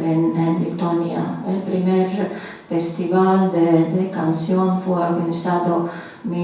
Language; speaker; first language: Spanish; non-native, fluent; Latvian